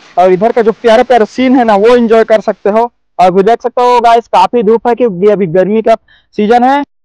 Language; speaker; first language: Hindi; native; Hindi